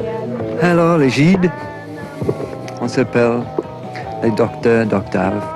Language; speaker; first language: French; non-native, learner; English